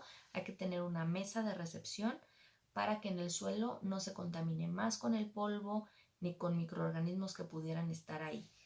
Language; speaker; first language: Spanish; native; Spanish